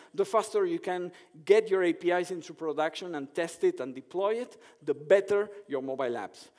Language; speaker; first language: English; non-native, fluent; Spanish